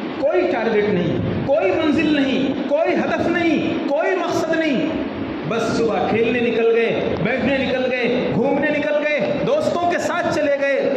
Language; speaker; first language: Urdu; native; Urdu